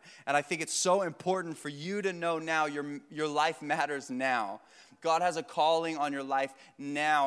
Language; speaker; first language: English; native; English